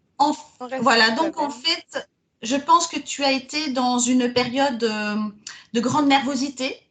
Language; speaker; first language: French; native; French